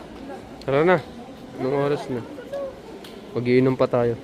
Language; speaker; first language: Filipino; native; Filipino